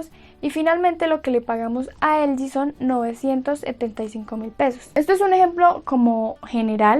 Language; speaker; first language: Spanish; native; Spanish